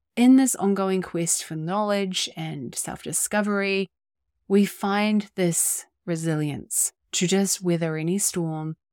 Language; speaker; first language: English; native; English